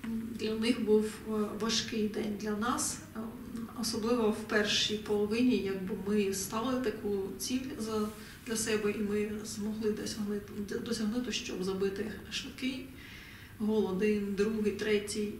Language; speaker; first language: Ukrainian; native; Ukrainian